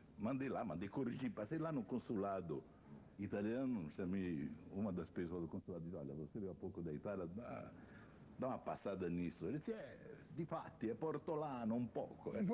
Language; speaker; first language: Portuguese; non-native, fluent; Italian